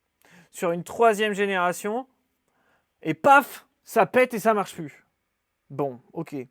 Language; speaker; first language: French; native; French